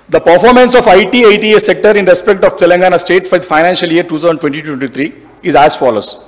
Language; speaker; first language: English; non-native, local second language; Telugu